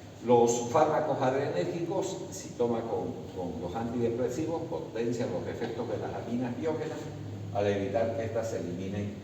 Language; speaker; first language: Spanish; native; Spanish